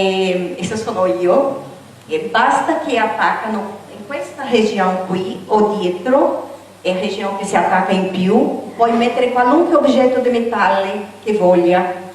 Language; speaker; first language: Italian; non-native, fluent; Portuguese